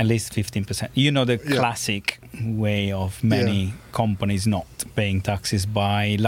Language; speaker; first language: English; non-native, fluent; Italian